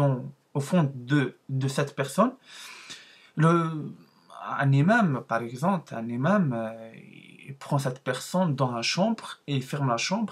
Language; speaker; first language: French; non-native, learner; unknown